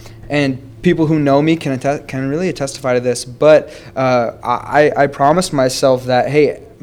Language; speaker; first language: English; native; English